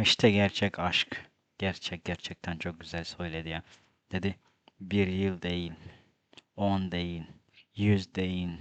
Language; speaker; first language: Turkish; non-native, fluent; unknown